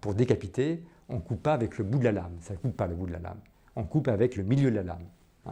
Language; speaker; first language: French; native; French